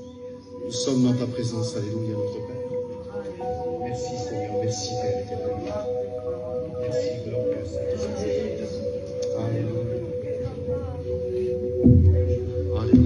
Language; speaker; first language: French; native; French